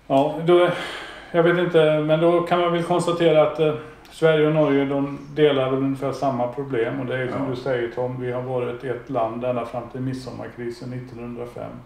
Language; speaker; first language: Swedish; native; Swedish